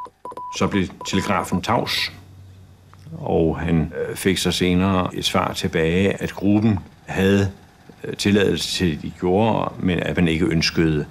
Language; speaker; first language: Danish; native; Danish